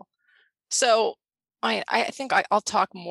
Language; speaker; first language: English; native; English